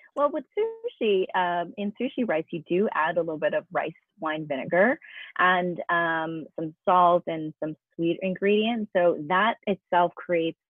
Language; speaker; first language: English; native; English